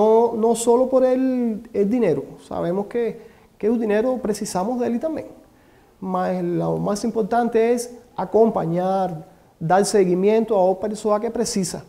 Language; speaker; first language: Portuguese; non-native, learner; Spanish